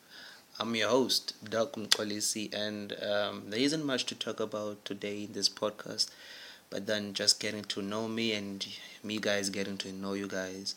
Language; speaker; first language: English; non-native, local second language; Zulu